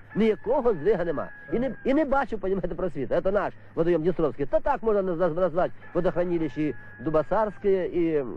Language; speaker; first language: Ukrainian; native; Ukrainian